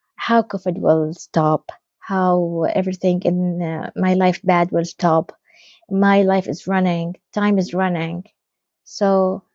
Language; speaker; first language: English; non-native, fluent; Arabic